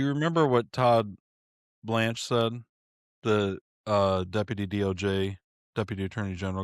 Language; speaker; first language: English; native; English